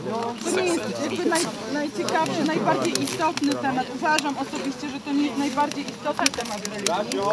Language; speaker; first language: Polish; native; Polish